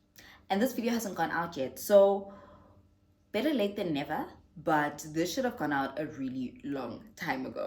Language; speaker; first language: English; non-native, local second language; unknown